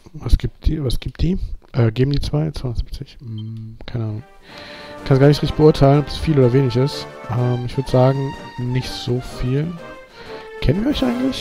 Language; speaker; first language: German; native; German